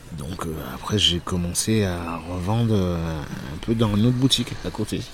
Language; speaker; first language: French; native; French